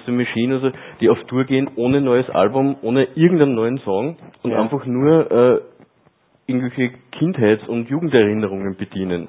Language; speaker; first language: German; native; German